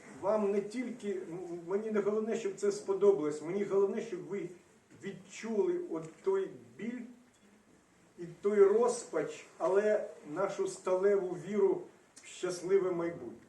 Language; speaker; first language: Ukrainian; non-native, local second language; Russian